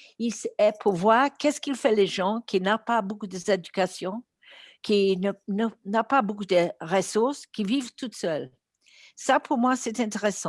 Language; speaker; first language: French; non-native, learner; Greek